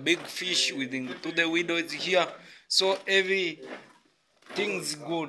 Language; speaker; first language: English; non-native, learner; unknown